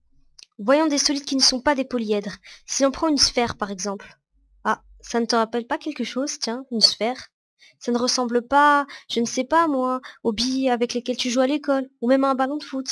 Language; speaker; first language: French; native; French